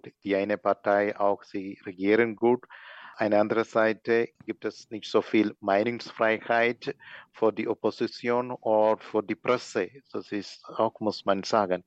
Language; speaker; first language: German; non-native, learner; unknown